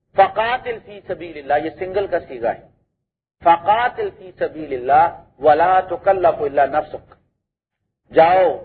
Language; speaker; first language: Urdu; non-native, local second language; Punjabi